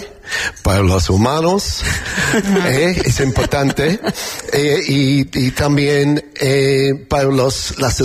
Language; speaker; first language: Spanish; non-native, learner; English